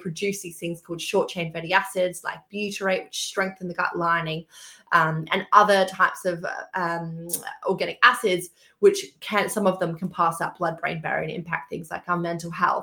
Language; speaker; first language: English; native; English